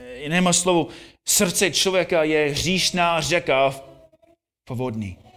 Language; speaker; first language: Czech; non-native, fluent; English